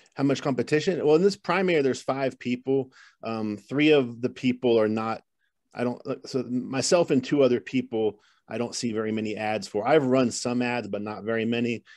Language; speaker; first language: English; native; English